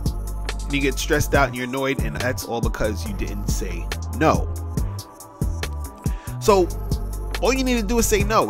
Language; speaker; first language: English; native; English